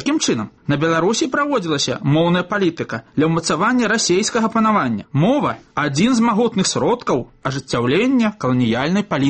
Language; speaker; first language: Belarusian; native; Belarusian